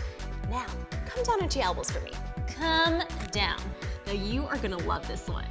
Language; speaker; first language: English; native; English